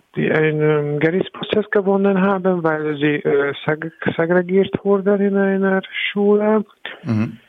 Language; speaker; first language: German; non-native, learner; Hungarian